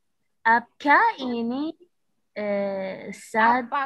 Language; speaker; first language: Indonesian; non-native, learner; Arabic